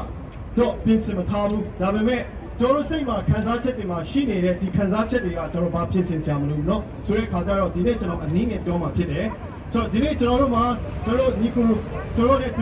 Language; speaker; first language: Burmese; non-native, local second language; Kachin